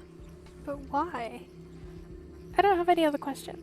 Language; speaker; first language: English; native; English